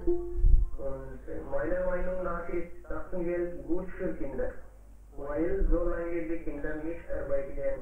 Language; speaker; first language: German; non-native, learner; Hindi